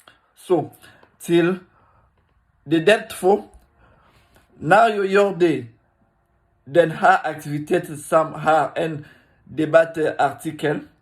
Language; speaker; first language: Swedish; non-native, learner; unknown